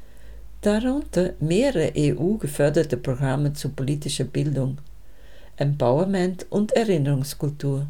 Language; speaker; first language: German; native; German